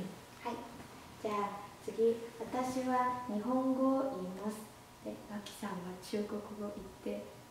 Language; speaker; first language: Japanese; non-native, fluent; Chinese